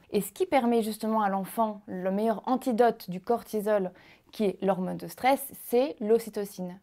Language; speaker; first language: French; native; French